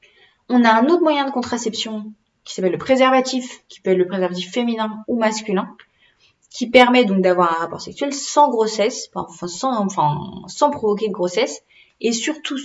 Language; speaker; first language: French; native; French